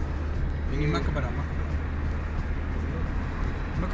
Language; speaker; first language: Arabic; non-native, learner; Hindi